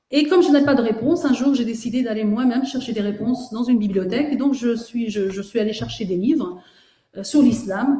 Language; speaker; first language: French; native; French